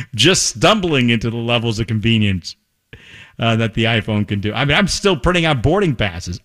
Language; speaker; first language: English; native; English